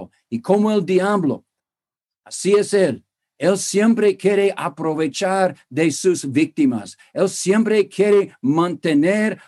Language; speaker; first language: Spanish; non-native, fluent; English